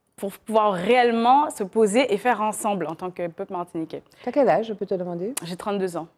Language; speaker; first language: French; native; French